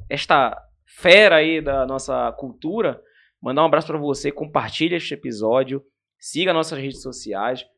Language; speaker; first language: Portuguese; native; Portuguese